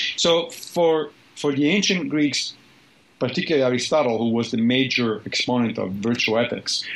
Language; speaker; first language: English; non-native, fluent; Italian